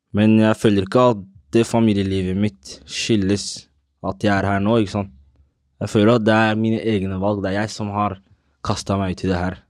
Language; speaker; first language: Norwegian; early bilingual, other home language; Somali